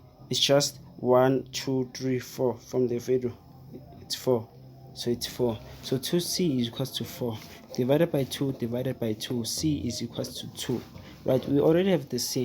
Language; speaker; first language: English; non-native, fluent; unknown